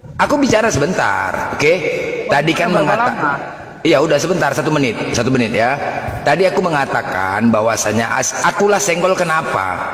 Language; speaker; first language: Indonesian; native; Indonesian